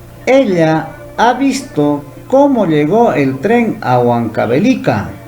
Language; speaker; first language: Spanish; non-native, local second language; Quechua